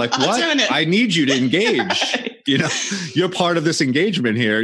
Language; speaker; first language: English; native; English